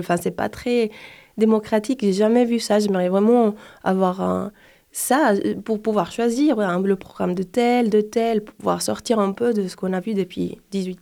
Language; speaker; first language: French; non-native, fluent; Spanish